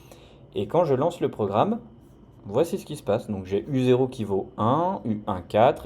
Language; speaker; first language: French; native; French